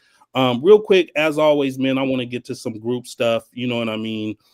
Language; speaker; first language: English; native; English